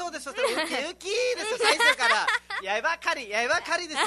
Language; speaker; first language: Japanese; non-native, fluent; Nepali